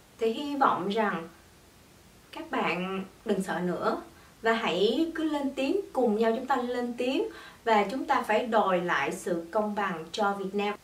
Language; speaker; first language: Vietnamese; early bilingual, heritage; Vietnamese